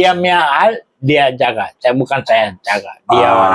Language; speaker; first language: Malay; non-native, local second language; Tamil